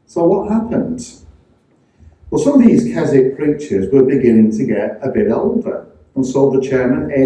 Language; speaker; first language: English; native; English